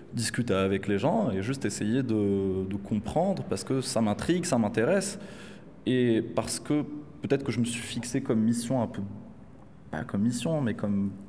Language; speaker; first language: French; non-native, local second language; Arabic